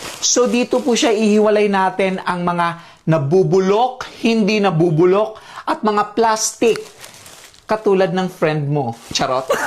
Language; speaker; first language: Filipino; native; Filipino